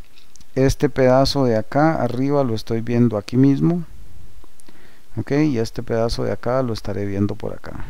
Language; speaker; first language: Spanish; native; Spanish